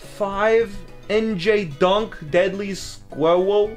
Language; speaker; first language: English; native; English